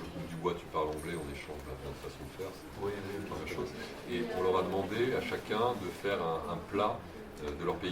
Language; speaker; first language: French; native; French